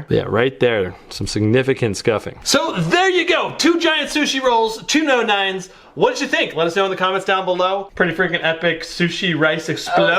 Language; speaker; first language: English; native; English